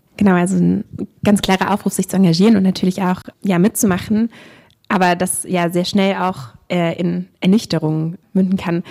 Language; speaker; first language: German; native; German